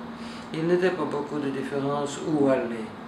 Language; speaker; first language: French; non-native, learner; Russian